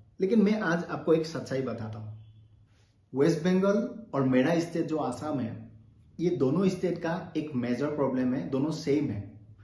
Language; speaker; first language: Hindi; non-native, local second language; Assamese